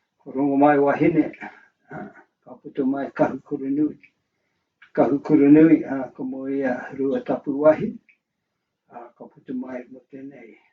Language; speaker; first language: Māori; native; Māori